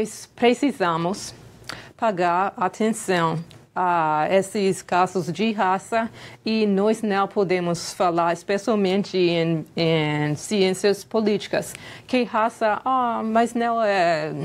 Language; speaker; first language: Portuguese; non-native, fluent; English